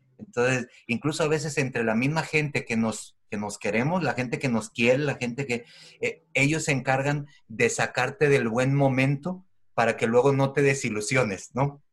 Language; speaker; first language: Spanish; native; Spanish